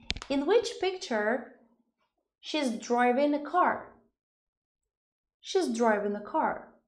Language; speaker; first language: English; non-native, fluent; Ukrainian